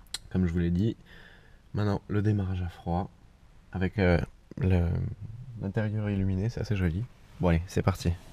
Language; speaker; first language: French; native; French